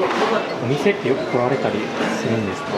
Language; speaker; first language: Japanese; native; Japanese